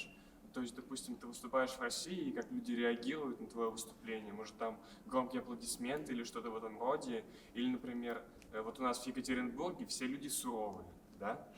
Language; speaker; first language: Russian; native; Russian